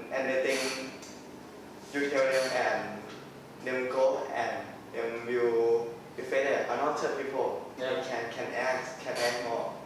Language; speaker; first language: English; non-native, learner; Thai